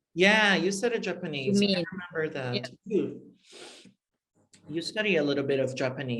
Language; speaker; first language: English; non-native, fluent; Portuguese